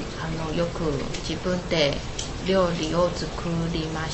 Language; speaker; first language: Japanese; non-native, learner; Chinese